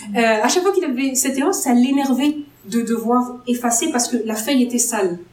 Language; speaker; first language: French; non-native, local second language; Arabic